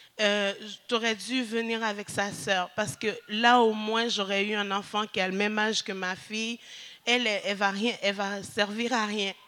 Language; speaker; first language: French; early bilingual, other home language; Haitian Creole